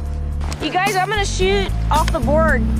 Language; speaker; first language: English; native; English